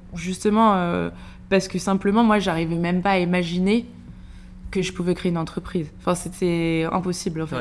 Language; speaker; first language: French; native; French